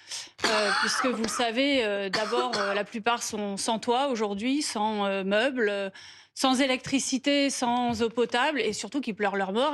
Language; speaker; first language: French; native; French